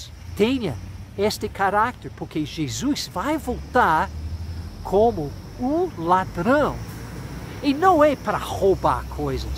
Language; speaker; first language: Portuguese; non-native, fluent; English